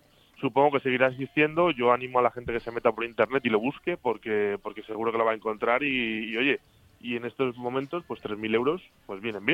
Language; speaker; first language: Spanish; native; Spanish